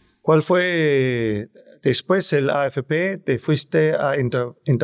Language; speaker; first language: Spanish; non-native, fluent; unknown